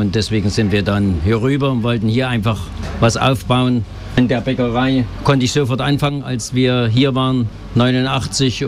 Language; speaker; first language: German; native; German